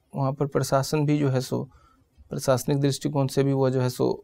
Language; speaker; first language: Hindi; native; Hindi